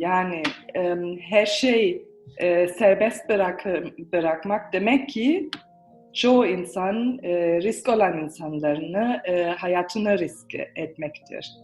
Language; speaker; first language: Turkish; early bilingual, heritage; Turkish